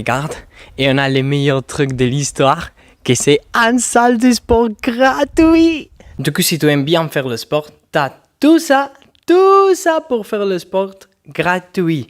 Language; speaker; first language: French; non-native, fluent; Spanish